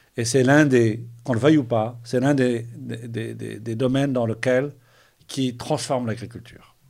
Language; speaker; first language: French; non-native, local second language; Arabic